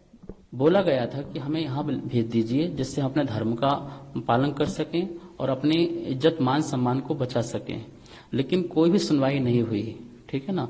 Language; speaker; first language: Hindi; native; Hindi